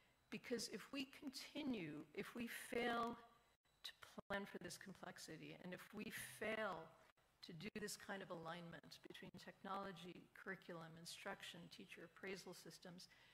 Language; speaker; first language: English; native; English